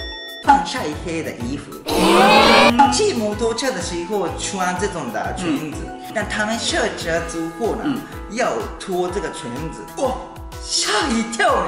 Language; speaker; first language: Chinese; non-native, fluent; Japanese